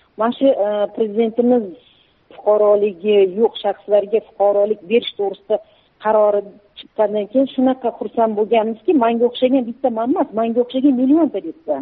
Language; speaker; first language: Uzbek; early bilingual, heritage; Uzbek